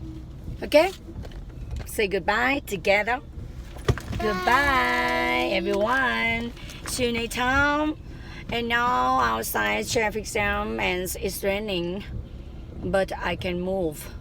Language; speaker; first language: English; non-native, learner; Vietnamese